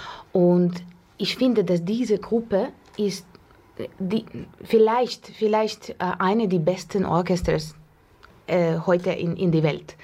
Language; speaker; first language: German; non-native, fluent; Russian